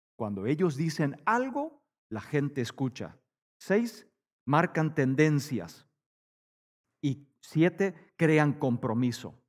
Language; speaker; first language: Spanish; native; Spanish